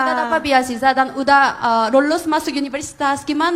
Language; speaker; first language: Indonesian; non-native, fluent; Korean